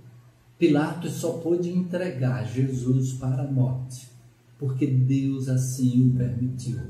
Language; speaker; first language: Portuguese; native; Portuguese